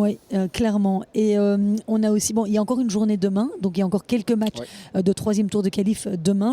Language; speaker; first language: French; native; French